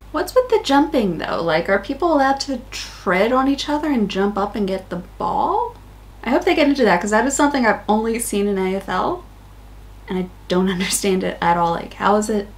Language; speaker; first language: English; native; English